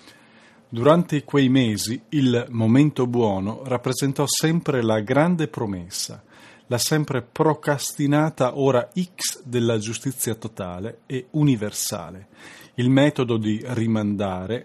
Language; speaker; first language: Italian; native; Italian